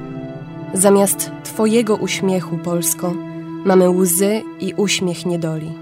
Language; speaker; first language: Polish; native; Polish